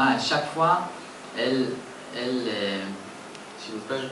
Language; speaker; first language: French; non-native, learner; Hebrew